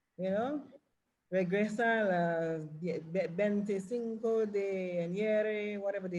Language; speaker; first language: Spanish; non-native, learner; English